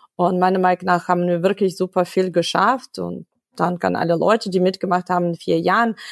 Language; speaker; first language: German; non-native, fluent; Russian